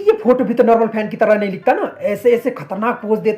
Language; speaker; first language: Hindi; native; Hindi